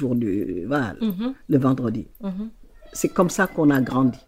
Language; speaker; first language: French; non-native, local second language; Wolof